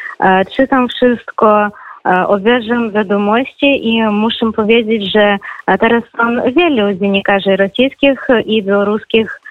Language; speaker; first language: Polish; non-native, fluent; Russian